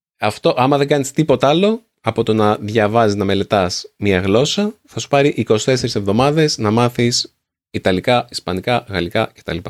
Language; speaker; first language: Greek; native; Greek